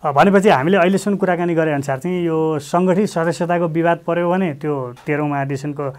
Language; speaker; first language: Nepali; native; Nepali